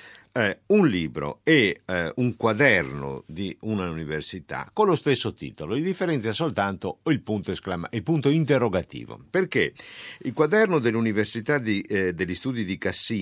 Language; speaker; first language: Italian; native; Italian